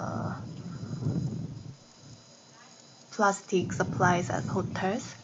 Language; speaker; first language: English; non-native, learner; Korean